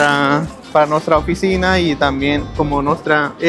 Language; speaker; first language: Spanish; non-native, learner; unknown